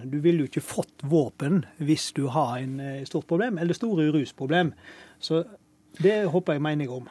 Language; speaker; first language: Norwegian; native; Norwegian